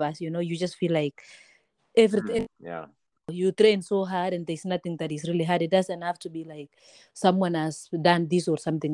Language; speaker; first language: English; non-native, local second language; Kalenjin